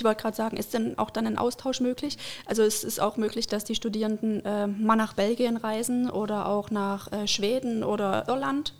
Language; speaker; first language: German; native; German